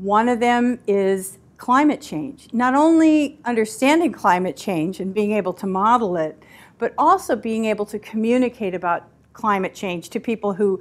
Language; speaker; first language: English; native; English